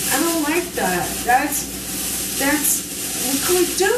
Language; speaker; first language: English; native; English